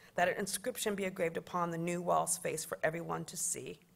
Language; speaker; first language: English; native; English